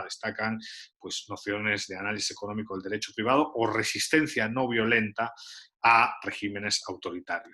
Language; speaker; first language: Spanish; native; Spanish